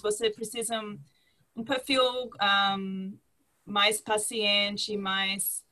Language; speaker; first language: Portuguese; non-native, fluent; English